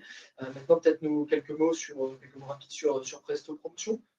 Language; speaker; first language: French; native; French